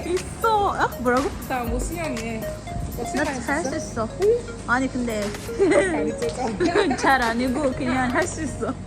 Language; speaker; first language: Korean; non-native, learner; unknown